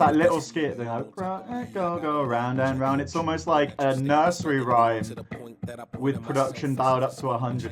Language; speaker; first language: English; native; English